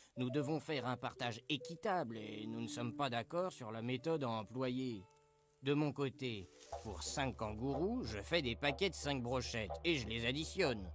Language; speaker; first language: French; non-native, fluent; Uzbek